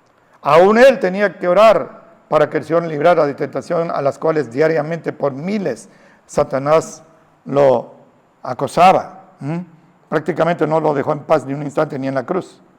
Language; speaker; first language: Spanish; native; Spanish